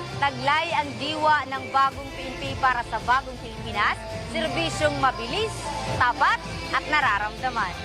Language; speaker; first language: Filipino; non-native, local second language; Waray